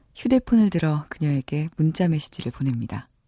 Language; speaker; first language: Korean; native; Korean